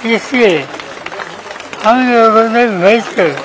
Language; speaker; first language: Hindi; non-native, local second language; Marathi